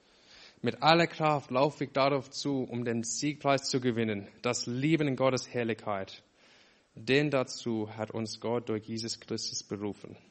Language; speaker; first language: German; non-native, fluent; English